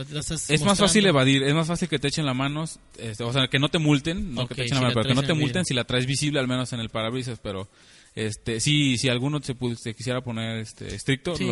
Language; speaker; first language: Spanish; native; Spanish